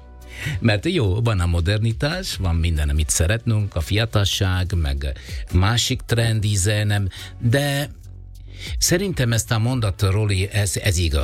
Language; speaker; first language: Hungarian; non-native, fluent; Italian